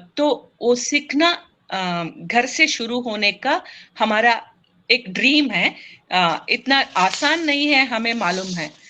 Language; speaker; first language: Hindi; non-native, local second language; Kannada